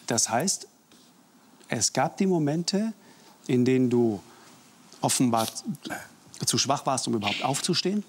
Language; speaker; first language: German; native; German